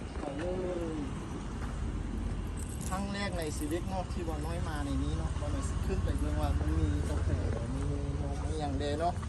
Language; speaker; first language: Thai; non-native, local second language; Akha